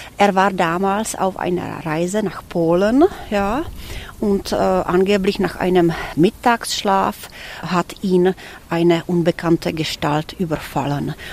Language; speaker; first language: German; non-native, fluent; Czech